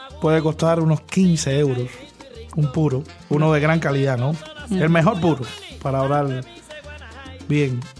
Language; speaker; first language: Spanish; native; Spanish